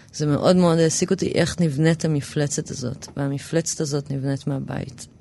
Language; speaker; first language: Hebrew; early bilingual, other home language; English